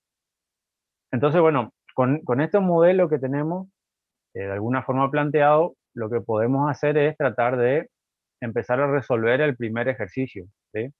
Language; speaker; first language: Spanish; native; Spanish